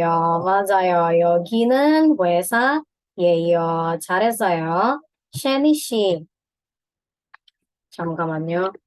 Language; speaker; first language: Korean; non-native, fluent; Indonesian